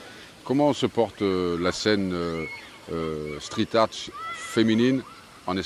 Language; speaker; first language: French; native; French